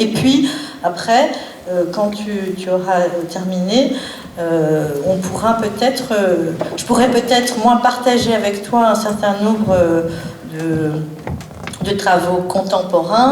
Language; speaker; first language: French; native; French